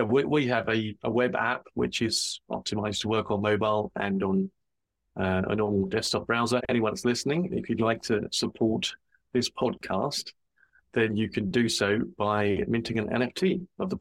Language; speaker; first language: English; native; English